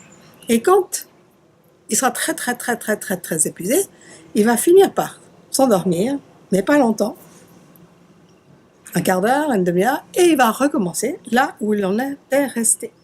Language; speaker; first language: French; native; French